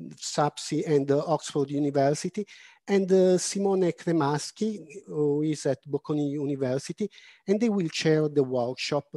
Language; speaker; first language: English; non-native, fluent; Italian